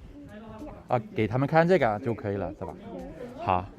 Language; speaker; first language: Chinese; non-native, fluent; English